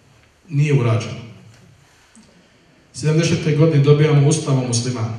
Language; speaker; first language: Bosnian; native; Bosnian